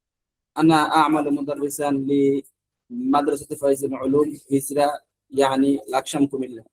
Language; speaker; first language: Arabic; non-native, learner; Bangla